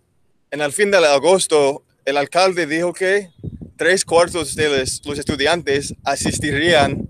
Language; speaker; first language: Spanish; non-native, learner; English